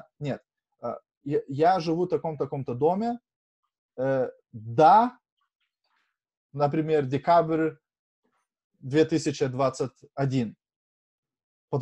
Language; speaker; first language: Russian; non-native, fluent; Lithuanian